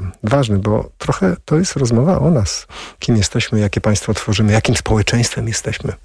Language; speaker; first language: Polish; native; Polish